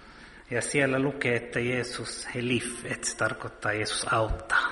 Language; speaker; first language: Finnish; early bilingual, heritage; Finnish